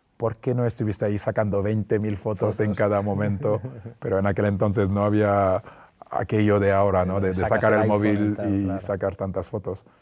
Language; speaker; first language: Spanish; non-native, fluent; French